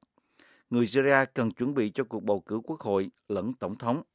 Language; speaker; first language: Vietnamese; native; Vietnamese